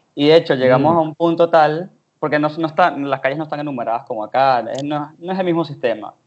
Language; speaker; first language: Spanish; native; Spanish